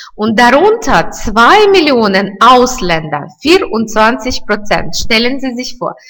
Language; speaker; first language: German; non-native, fluent; Russian